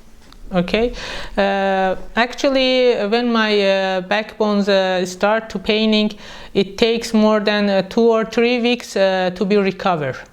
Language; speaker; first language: English; non-native, learner; Persian